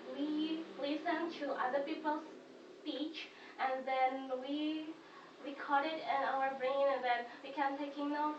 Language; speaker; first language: English; non-native, fluent; Indonesian